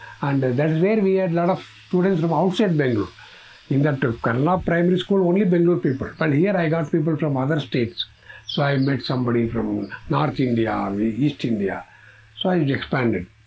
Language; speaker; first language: English; non-native, local second language; Kannada